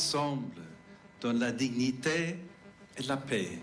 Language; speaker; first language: French; non-native, fluent; English